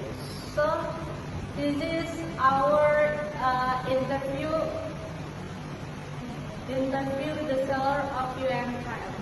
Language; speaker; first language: English; non-native, learner; Indonesian